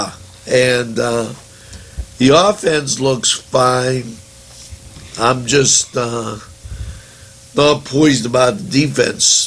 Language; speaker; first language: English; native; English